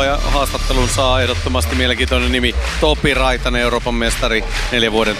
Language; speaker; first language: Finnish; native; Finnish